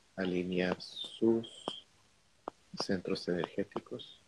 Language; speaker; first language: Spanish; native; Spanish